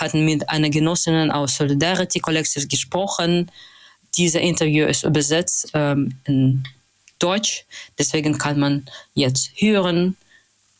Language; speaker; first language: German; non-native, fluent; Russian